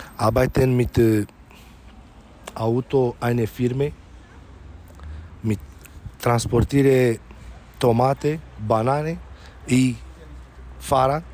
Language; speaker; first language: German; non-native, learner; Romanian